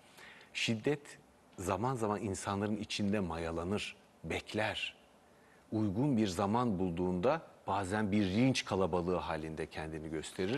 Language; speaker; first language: Turkish; native; Turkish